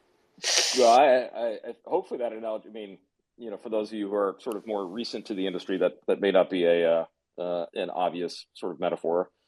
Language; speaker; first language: English; native; English